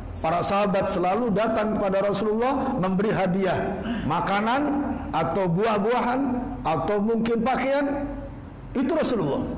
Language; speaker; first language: Malay; non-native, local second language; Javanese